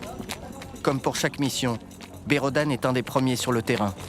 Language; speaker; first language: French; native; French